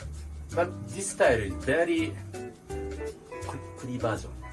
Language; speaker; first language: English; non-native, learner; Japanese